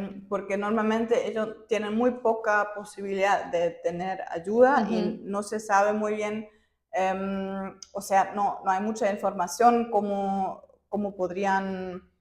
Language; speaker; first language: Spanish; non-native, fluent; German